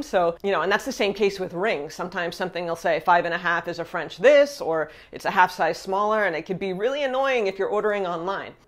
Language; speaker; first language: English; native; English